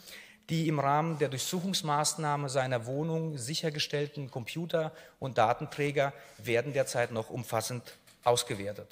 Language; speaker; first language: German; native; German